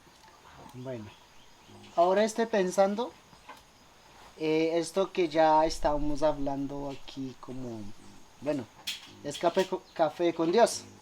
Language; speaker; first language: Spanish; non-native, local second language; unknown